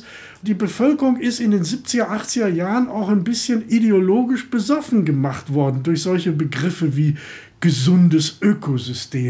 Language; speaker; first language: German; native; German